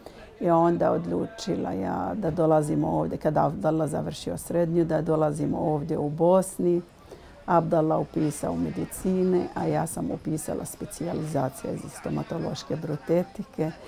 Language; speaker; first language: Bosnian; non-native, learner; Arabic